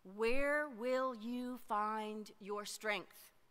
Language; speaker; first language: English; native; English